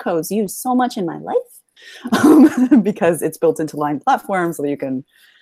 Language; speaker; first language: English; native; English